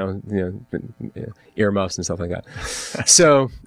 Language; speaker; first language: English; native; English